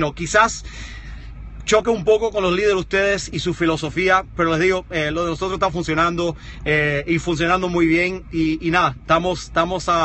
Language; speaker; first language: Spanish; early bilingual, heritage; Spanish